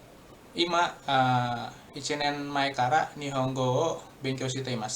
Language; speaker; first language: Japanese; non-native, learner; Indonesian